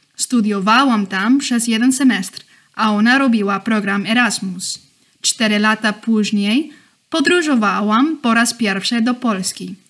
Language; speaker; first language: Polish; non-native, learner; English